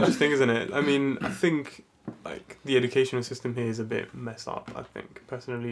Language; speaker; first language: English; non-native, fluent; Italian